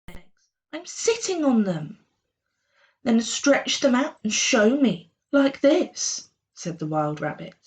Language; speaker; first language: English; native; English